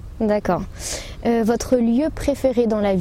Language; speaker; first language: French; native; French